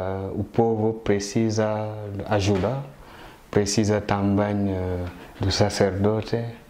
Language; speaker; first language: Portuguese; non-native, fluent; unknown